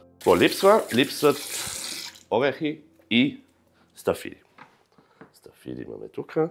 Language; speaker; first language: Bulgarian; non-native, fluent; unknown